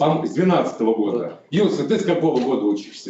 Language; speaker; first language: Russian; native; Russian